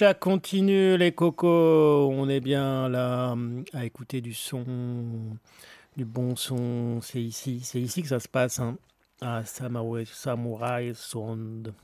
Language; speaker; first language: French; native; French